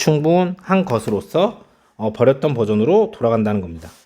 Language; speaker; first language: Korean; native; Korean